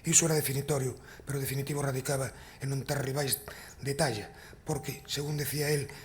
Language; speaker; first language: Spanish; non-native, local second language; Galician